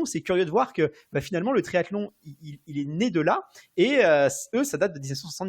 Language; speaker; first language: French; native; French